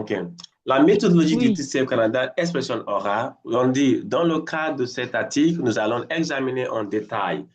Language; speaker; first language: French; non-native, fluent; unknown